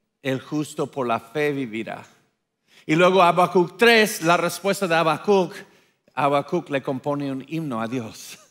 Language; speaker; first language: Spanish; non-native, fluent; English